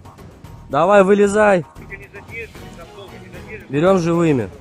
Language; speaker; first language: Russian; native; Russian